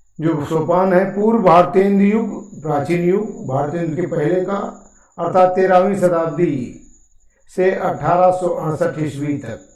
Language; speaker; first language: Hindi; native; Hindi